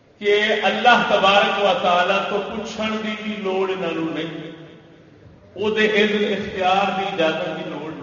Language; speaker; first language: Urdu; non-native, local second language; Punjabi